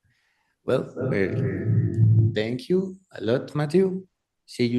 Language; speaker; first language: English; non-native, learner; Spanish